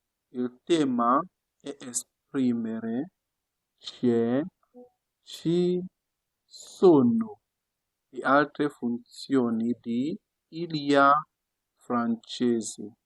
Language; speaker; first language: Italian; non-native, fluent; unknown